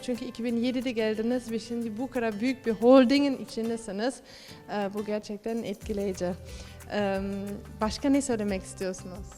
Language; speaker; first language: Turkish; early bilingual, heritage; Turkish